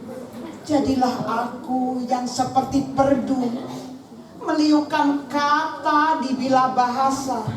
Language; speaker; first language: Indonesian; native; Indonesian